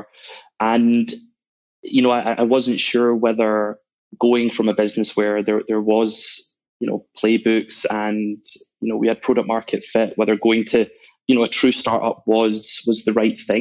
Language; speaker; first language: English; native; English